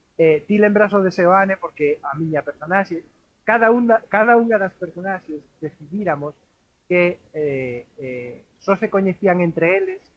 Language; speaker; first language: Galician; non-native, local second language; Spanish